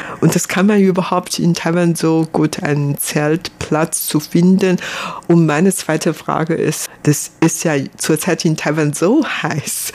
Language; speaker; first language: German; non-native, fluent; Hakka Chinese